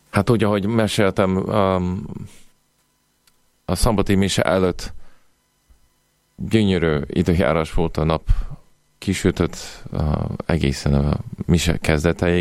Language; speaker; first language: Hungarian; non-native, fluent; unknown